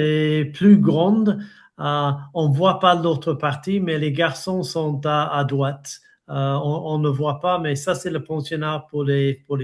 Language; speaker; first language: French; non-native, fluent; English